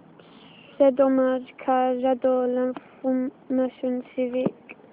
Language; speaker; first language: French; non-native, learner; English